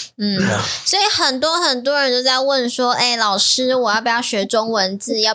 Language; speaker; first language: Chinese; native; Chinese